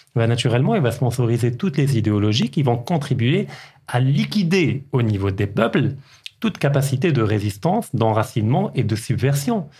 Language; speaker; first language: French; non-native, local second language; Arabic